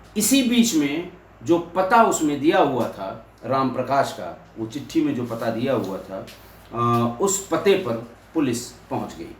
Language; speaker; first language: Hindi; native; Hindi